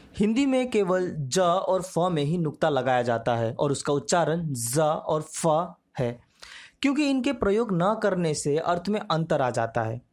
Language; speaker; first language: Hindi; native; Hindi